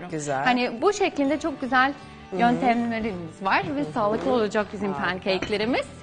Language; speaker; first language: Turkish; non-native, fluent; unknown